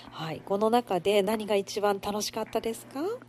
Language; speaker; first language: Japanese; native; Japanese